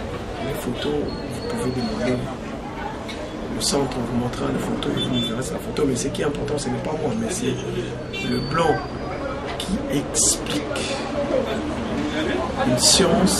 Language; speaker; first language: French; non-native, local second language; Kongo